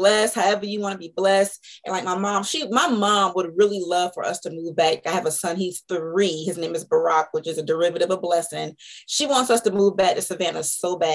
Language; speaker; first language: English; native; English